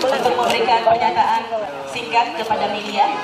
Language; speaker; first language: Indonesian; native; Indonesian